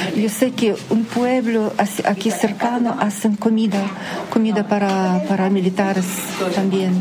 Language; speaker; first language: Spanish; non-native, learner; Ukrainian